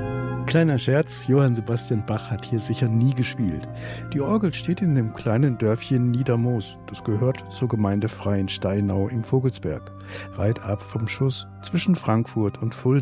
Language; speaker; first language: German; native; German